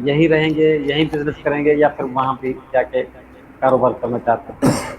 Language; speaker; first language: Urdu; non-native, local second language; Sindhi